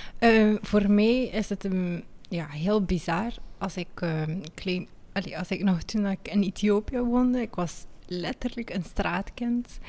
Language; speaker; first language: Dutch; early bilingual, other home language; Amharic